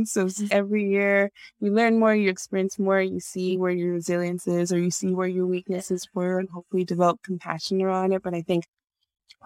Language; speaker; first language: English; non-native, local second language; Yoruba